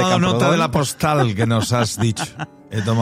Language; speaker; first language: Spanish; native; Spanish